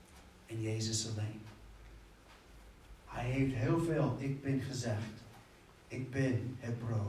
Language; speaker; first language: Dutch; non-native, fluent; English